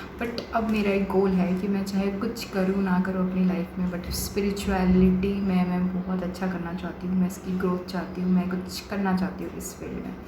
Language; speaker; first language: Hindi; non-native, local second language; Bangla